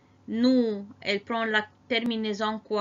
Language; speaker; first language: French; non-native, fluent; Arabic